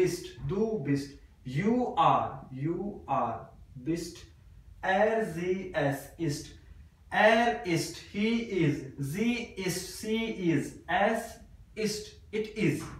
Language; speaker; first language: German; non-native, learner; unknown